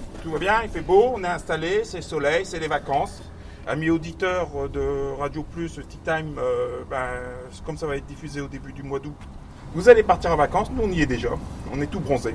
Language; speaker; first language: French; native; French